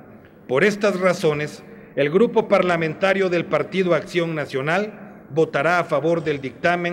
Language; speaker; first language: Spanish; native; Spanish